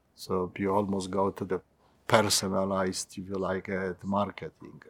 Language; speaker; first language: English; non-native, fluent; Polish